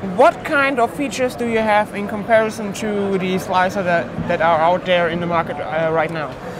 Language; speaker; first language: English; non-native, fluent; German